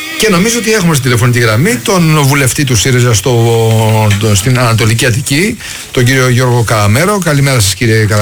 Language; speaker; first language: Greek; native; Greek